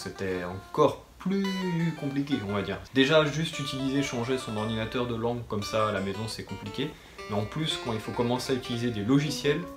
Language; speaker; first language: French; native; French